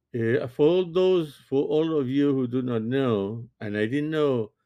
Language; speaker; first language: English; non-native, fluent; French